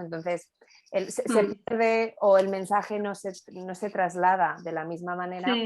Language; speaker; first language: Spanish; native; Spanish